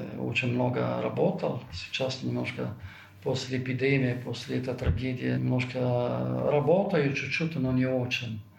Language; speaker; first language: Russian; non-native, fluent; Italian